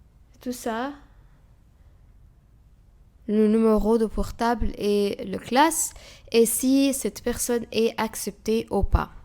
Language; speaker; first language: French; non-native, fluent; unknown